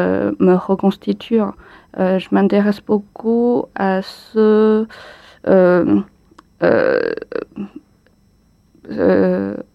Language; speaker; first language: French; non-native, fluent; Chinese